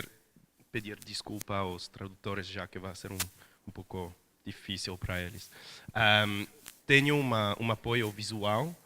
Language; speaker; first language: Portuguese; non-native, fluent; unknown